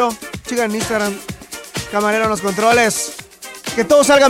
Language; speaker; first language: Spanish; native; Spanish